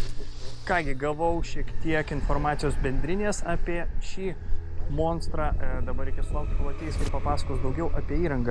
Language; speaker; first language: Lithuanian; native; Lithuanian